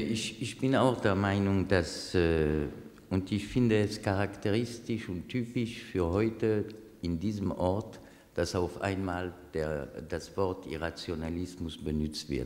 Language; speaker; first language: German; non-native, fluent; French